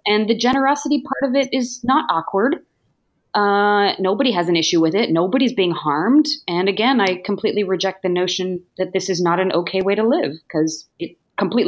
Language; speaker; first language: English; native; English